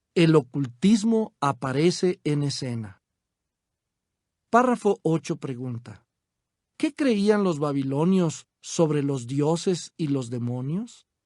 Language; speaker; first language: Spanish; native; Spanish